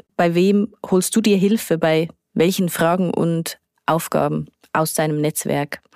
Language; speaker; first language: German; native; German